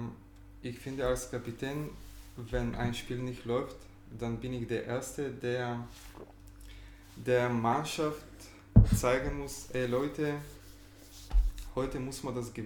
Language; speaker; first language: German; non-native, fluent; Bulgarian